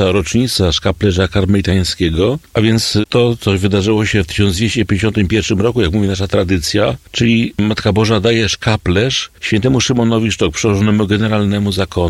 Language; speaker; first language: Polish; native; Polish